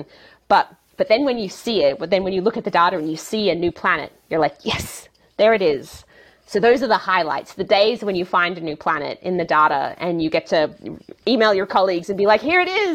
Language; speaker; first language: English; native; English